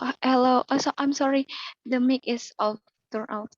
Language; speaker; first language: English; non-native, learner; Indonesian